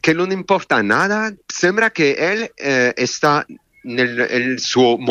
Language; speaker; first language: Spanish; non-native, learner; French